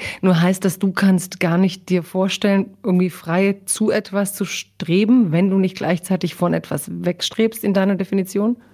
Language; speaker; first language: German; early bilingual, other home language; Croatian